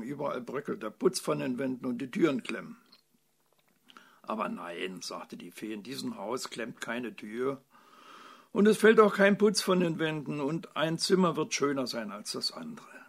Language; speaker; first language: German; native; German